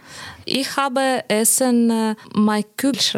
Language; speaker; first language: German; non-native, learner; Ukrainian